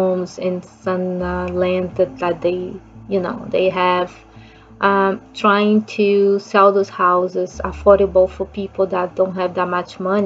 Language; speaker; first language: English; non-native, fluent; Portuguese